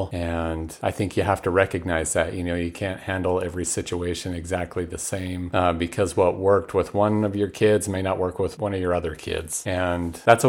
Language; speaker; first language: English; native; English